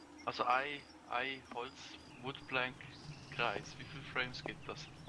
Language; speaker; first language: German; native; German